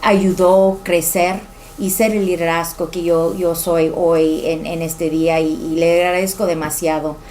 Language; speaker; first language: Spanish; early bilingual, heritage; Spanish